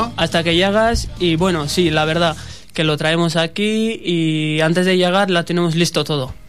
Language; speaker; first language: Spanish; non-native, learner; Urdu